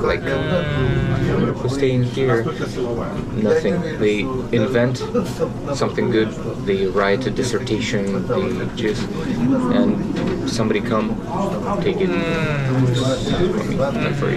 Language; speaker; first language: English; non-native, fluent; Russian